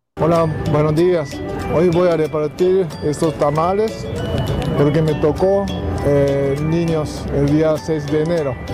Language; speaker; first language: Spanish; non-native, learner; Japanese